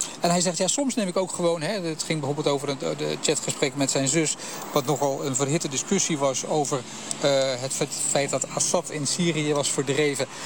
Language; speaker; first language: Dutch; native; Dutch